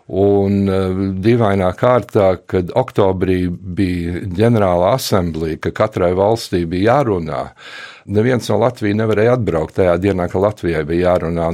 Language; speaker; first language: Latvian; early bilingual, heritage; Latvian